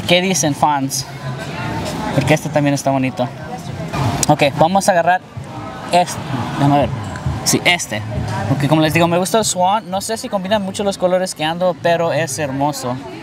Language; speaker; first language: Spanish; early bilingual, heritage; Spanish